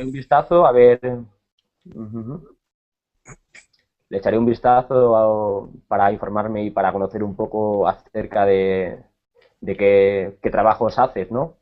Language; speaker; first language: Spanish; native; Spanish